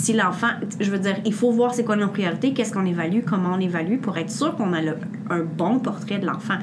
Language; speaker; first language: French; native; French